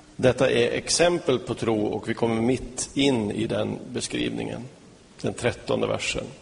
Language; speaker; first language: Swedish; native; Swedish